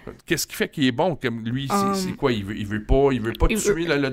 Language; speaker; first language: French; native; French